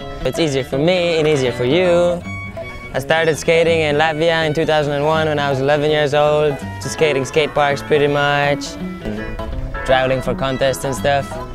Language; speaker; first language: English; non-native, fluent; Latvian